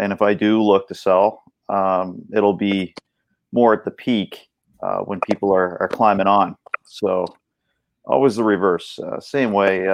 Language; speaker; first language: English; native; English